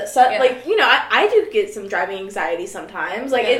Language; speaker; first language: English; native; English